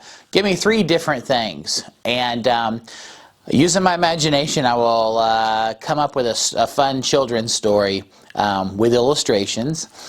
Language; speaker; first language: English; native; English